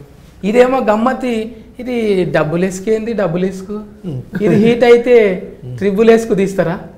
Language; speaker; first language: Telugu; native; Telugu